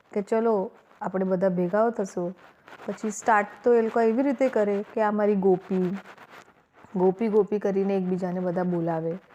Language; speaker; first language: Gujarati; native; Gujarati